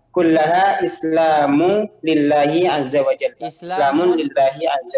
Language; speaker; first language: Arabic; non-native, learner; Indonesian